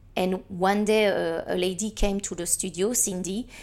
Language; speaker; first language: English; non-native, fluent; French